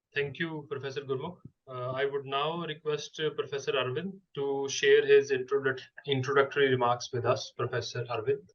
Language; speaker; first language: English; non-native, local second language; Punjabi